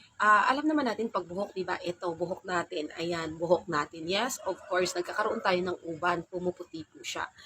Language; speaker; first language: Filipino; non-native, local second language; Hiligaynon